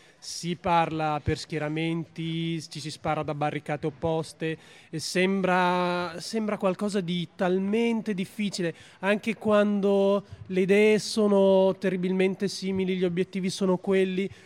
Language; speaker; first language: Italian; native; Italian